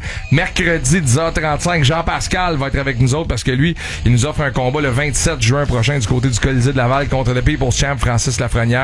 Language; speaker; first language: French; native; French